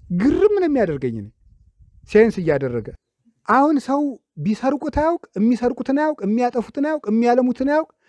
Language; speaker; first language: Amharic; native; Amharic